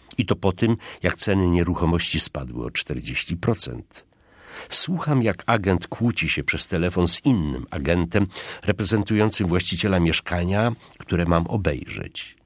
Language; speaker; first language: Polish; native; Polish